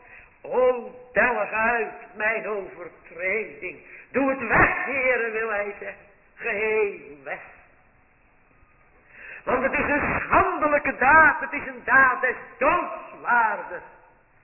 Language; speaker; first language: Dutch; native; Dutch